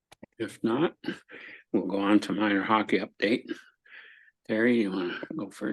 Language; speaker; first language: English; native; English